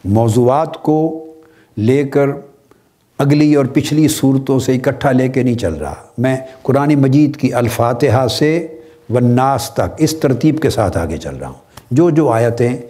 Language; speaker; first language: Urdu; native; Urdu